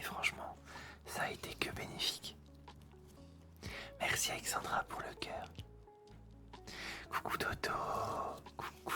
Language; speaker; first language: French; native; French